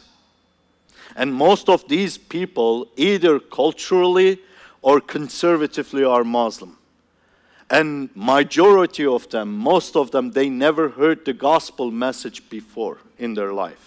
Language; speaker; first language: English; non-native, fluent; Turkish